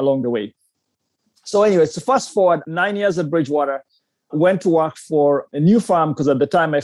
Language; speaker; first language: English; non-native, local second language; Ganda